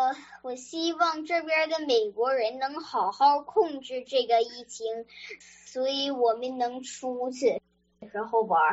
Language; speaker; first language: Chinese; early bilingual, other home language; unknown